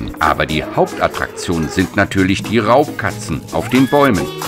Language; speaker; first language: German; native; German